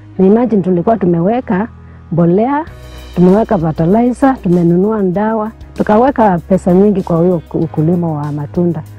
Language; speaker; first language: Swahili; non-native, local second language; Kamba